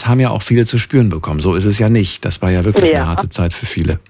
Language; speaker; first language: German; native; German